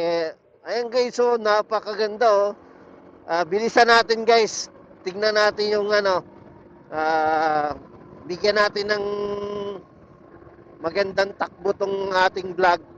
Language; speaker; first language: Filipino; native; Filipino